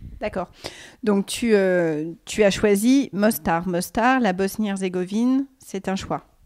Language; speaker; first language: French; native; French